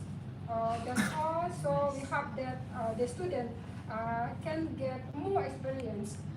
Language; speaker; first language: English; non-native, fluent; Indonesian